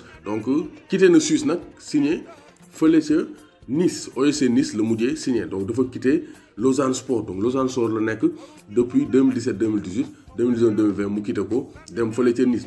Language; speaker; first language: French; non-native, local second language; Wolof